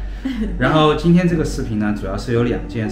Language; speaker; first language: Chinese; native; Chinese